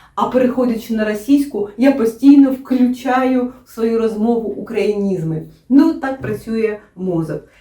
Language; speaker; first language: Ukrainian; non-native, local second language; Russian